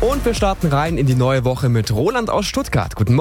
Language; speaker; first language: German; native; German